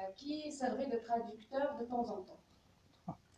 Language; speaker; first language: French; non-native, local second language; Arabic